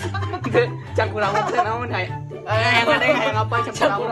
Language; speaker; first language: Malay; non-native, local second language; Sundanese